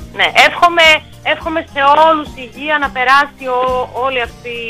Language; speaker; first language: Greek; early bilingual, heritage; Russian